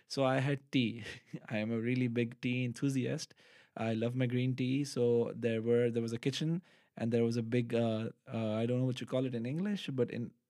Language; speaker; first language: English; non-native, local second language; Urdu